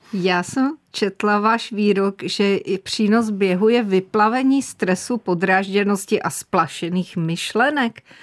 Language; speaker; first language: Czech; native; Czech